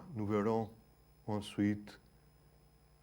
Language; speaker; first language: French; non-native, fluent; Greek